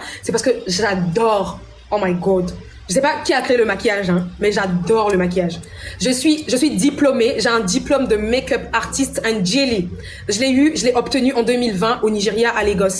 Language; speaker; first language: French; non-native, local second language; Lingala